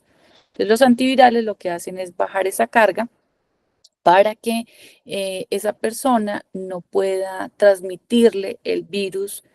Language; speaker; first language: Spanish; native; Spanish